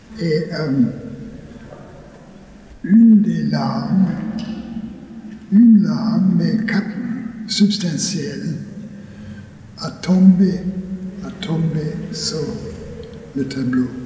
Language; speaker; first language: French; non-native, learner; English